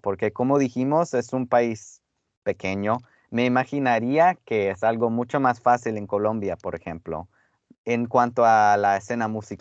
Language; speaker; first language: Spanish; non-native, fluent; English